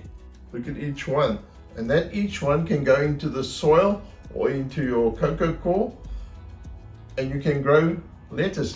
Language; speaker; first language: English; native; English